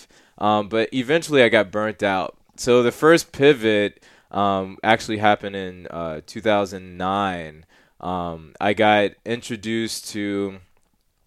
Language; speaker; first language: English; native; English